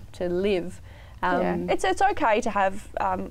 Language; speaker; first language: English; native; English